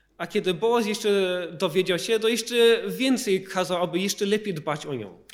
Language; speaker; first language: Polish; early bilingual, heritage; Polish